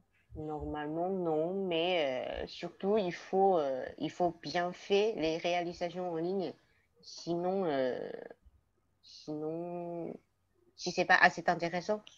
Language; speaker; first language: French; non-native, learner; Chinese